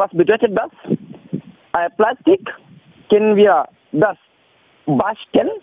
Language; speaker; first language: German; non-native, learner; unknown